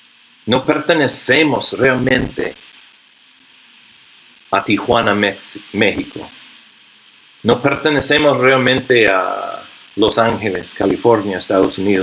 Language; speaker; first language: Spanish; non-native, fluent; English